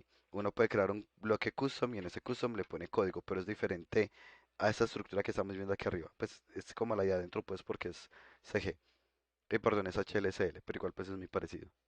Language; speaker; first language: Spanish; native; Spanish